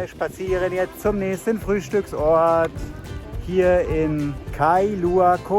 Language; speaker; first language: German; native; German